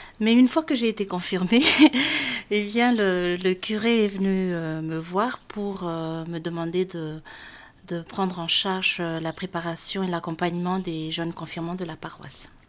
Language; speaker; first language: French; non-native, local second language; Malagasy